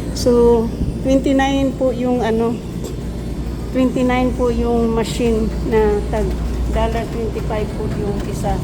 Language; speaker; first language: Filipino; non-native, local second language; Cebuano